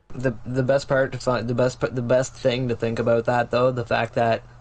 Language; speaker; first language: English; native; English